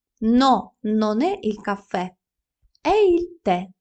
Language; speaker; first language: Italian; non-native, fluent; Ukrainian